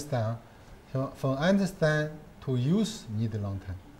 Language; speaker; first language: English; non-native, learner; Chinese